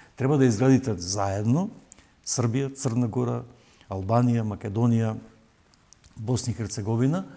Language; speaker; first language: Macedonian; native; Macedonian